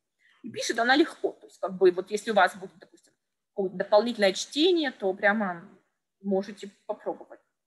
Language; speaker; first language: Russian; native; Russian